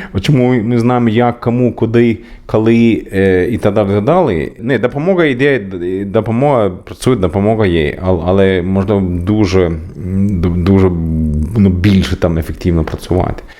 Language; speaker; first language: Ukrainian; non-native, learner; Swedish